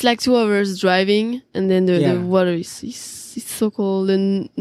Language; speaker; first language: English; non-native, fluent; French